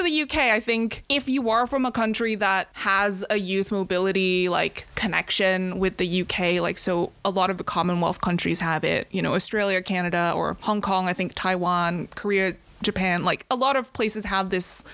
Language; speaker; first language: English; non-native, local second language; Cantonese